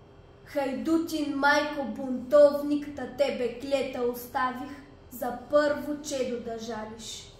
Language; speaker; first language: Bulgarian; native; Bulgarian